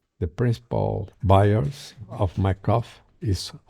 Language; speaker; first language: English; non-native, learner; Portuguese